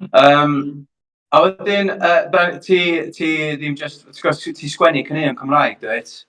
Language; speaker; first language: Welsh; native; Welsh